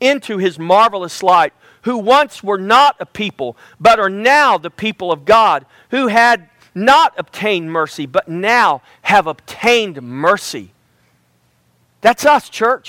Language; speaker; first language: English; native; English